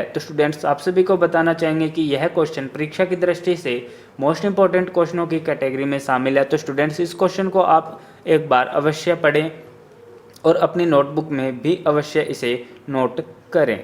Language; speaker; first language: Hindi; native; Hindi